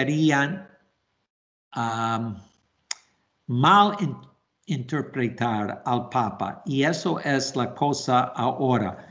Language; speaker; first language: Spanish; non-native, fluent; English